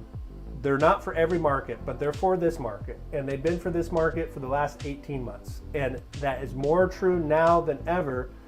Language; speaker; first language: English; native; English